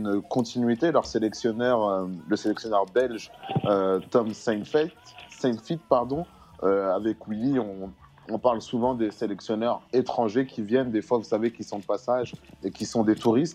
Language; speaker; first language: French; native; French